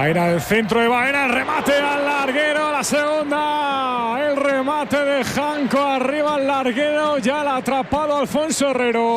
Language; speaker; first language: Spanish; native; Spanish